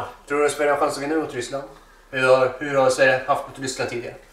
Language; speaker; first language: Swedish; native; Swedish